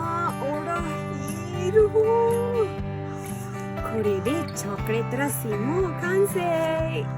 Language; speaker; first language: Japanese; non-native, fluent; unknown